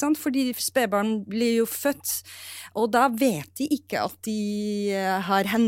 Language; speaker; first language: Norwegian; non-native, fluent; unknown